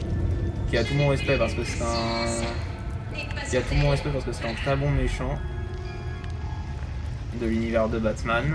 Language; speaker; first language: French; native; French